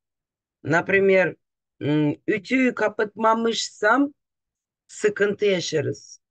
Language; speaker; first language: Turkish; non-native, fluent; Russian